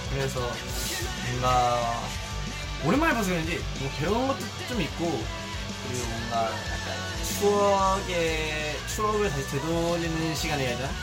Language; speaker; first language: Korean; early bilingual, heritage; Korean